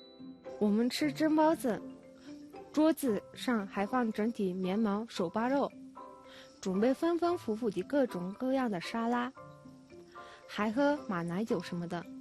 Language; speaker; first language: Chinese; non-native, fluent; Mongolian